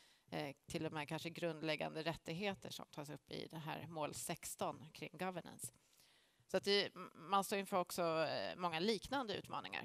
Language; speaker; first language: Swedish; native; Swedish